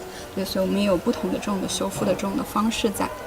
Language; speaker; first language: Chinese; native; Chinese